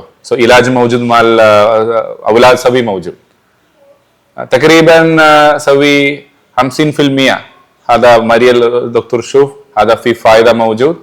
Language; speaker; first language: Arabic; non-native, learner; Malayalam